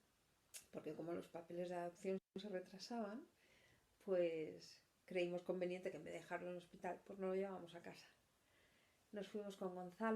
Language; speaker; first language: Spanish; native; Spanish